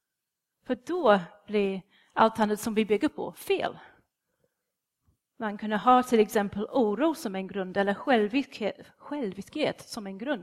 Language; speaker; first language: Swedish; non-native, fluent; English